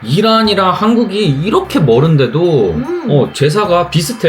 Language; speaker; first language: Korean; native; Korean